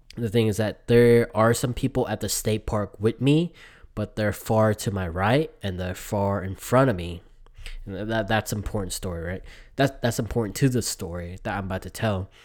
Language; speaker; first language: English; early bilingual, other home language; Vietnamese